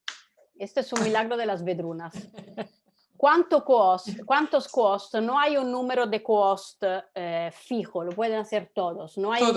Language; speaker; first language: Spanish; non-native, fluent; Italian